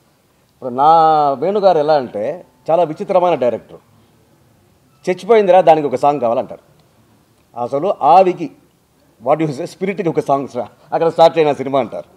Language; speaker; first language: Telugu; native; Telugu